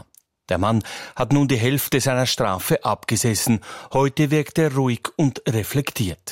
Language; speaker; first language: German; native; German